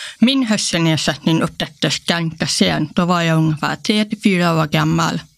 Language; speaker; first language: Swedish; early bilingual, other home language; Polish